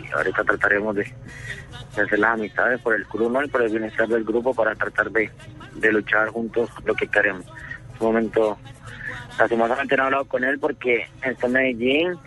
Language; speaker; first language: Spanish; native; Spanish